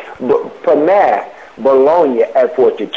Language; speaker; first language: Italian; non-native, learner; English